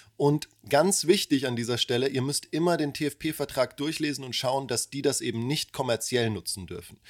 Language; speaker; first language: German; early bilingual, other home language; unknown